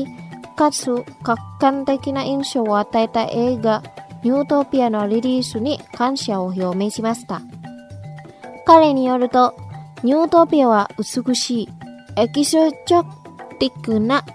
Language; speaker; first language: Japanese; non-native, fluent; Indonesian